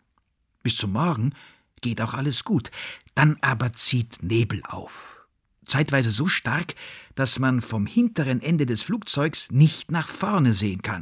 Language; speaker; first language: German; native; German